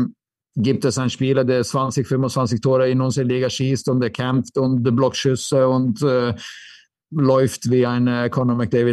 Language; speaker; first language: German; non-native, fluent; Swedish